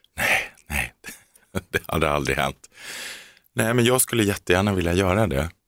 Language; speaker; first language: Swedish; native; Swedish